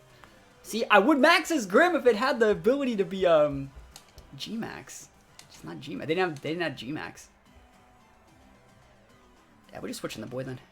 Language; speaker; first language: English; native; English